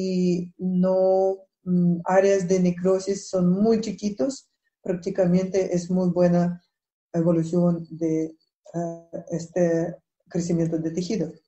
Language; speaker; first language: Spanish; non-native, fluent; Russian